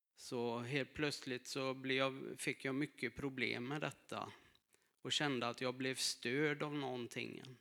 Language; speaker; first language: Swedish; native; Swedish